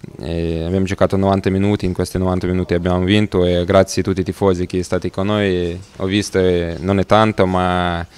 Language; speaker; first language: Italian; non-native, learner; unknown